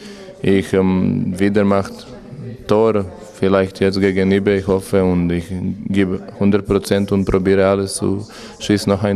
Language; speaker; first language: German; non-native, learner; Croatian